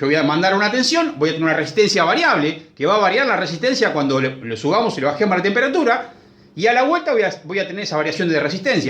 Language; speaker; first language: Spanish; native; Spanish